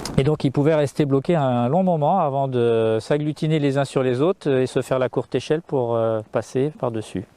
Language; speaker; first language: French; native; French